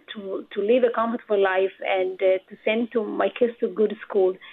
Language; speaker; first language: English; non-native, fluent; Amharic